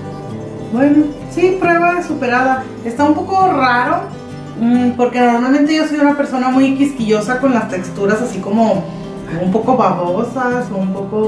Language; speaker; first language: Spanish; non-native, local second language; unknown